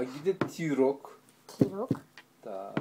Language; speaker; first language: Russian; early bilingual, heritage; Russian